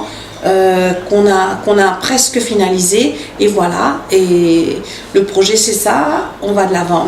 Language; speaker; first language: French; non-native, local second language; Morisyen